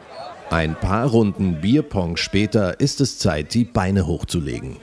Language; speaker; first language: German; native; German